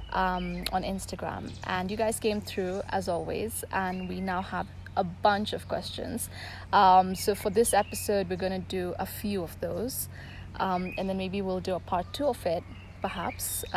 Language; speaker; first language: English; non-native, local second language; Tamil